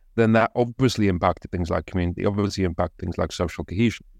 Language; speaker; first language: English; native; English